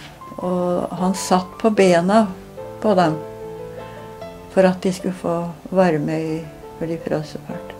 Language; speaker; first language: Norwegian; native; Norwegian